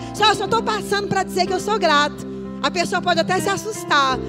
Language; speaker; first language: Portuguese; native; Portuguese